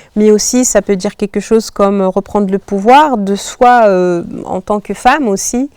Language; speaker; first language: French; non-native, local second language; Arabic